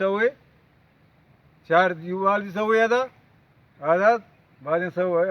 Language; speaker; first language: Arabic; non-native, learner; Baluchi